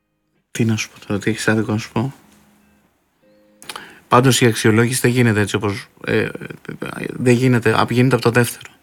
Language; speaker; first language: Greek; native; Greek